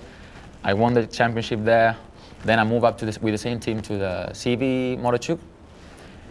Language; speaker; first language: English; non-native, fluent; Spanish